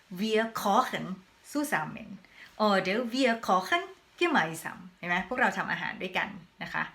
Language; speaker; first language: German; non-native, fluent; Thai